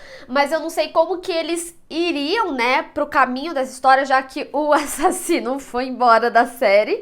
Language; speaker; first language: Portuguese; native; Portuguese